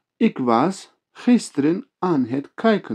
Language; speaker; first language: Dutch; non-native, fluent; Turkish